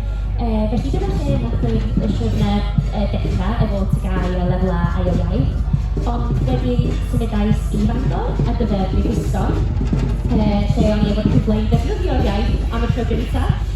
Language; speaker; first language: Welsh; non-native, local second language; English